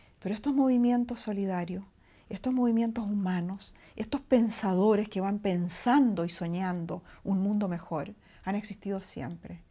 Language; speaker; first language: Spanish; native; Spanish